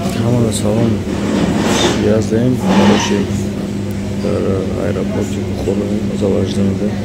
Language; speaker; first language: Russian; non-native, local second language; Tajik